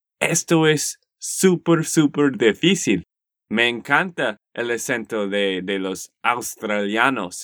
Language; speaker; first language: Spanish; non-native, learner; English